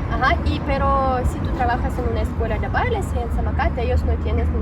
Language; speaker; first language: Spanish; non-native, fluent; Russian